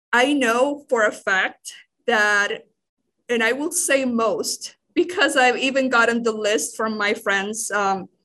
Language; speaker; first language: English; non-native, fluent; Spanish